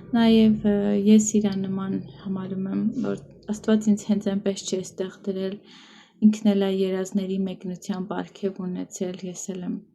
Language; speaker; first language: Armenian; native; Armenian